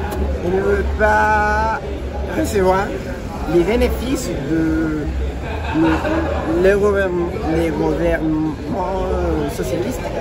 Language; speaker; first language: French; non-native, learner; Spanish